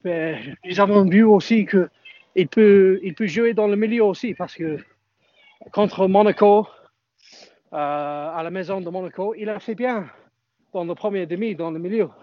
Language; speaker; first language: French; non-native, fluent; English